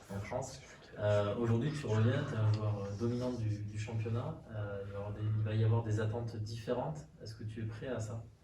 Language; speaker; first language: French; native; French